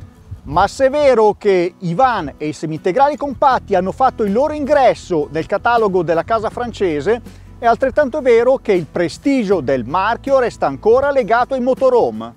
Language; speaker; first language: Italian; native; Italian